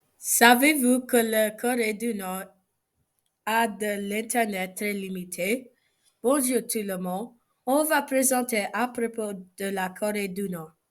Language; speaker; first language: French; non-native, learner; English